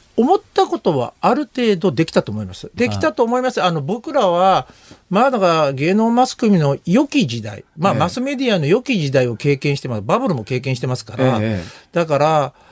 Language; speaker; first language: Japanese; native; Japanese